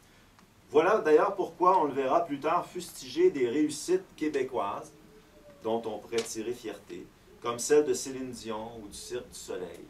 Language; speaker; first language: French; native; French